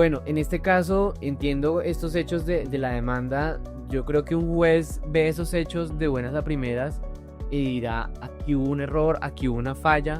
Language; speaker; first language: Spanish; native; Spanish